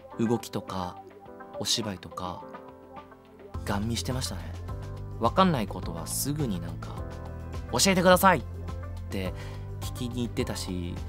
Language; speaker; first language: Japanese; early bilingual, heritage; Japanese